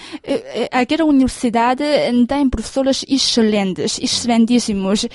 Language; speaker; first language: Portuguese; non-native, fluent; Chinese